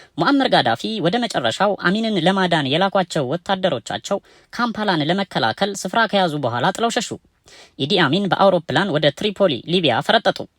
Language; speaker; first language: Amharic; native; Amharic